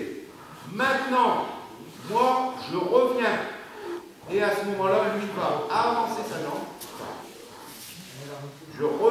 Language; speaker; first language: French; native; French